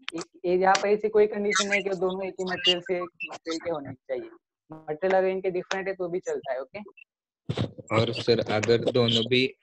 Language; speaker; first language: Hindi; native; Hindi